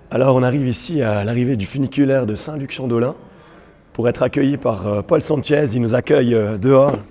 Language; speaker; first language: French; native; French